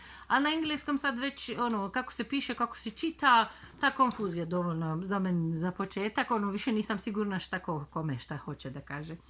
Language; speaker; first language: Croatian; non-native, fluent; Turkish